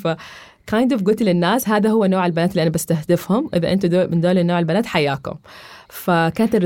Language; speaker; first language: Arabic; native; Arabic